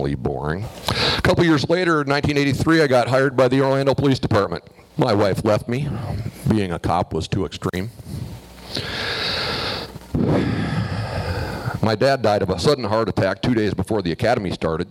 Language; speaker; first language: English; native; English